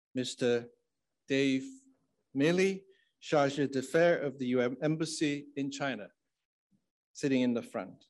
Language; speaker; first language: English; non-native, fluent; Chinese